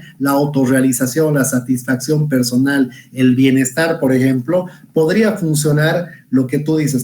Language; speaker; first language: Spanish; native; Spanish